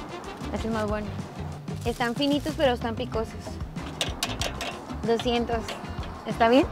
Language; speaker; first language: Spanish; native; Spanish